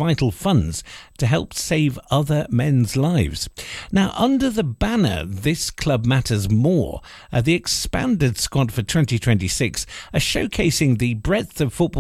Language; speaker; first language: English; native; English